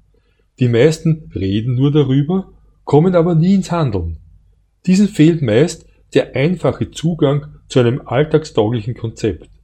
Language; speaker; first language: German; native; German